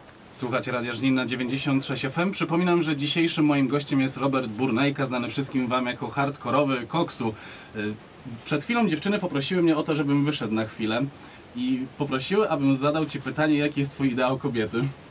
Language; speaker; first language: Polish; native; Polish